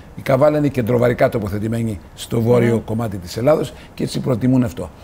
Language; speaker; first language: Greek; native; Greek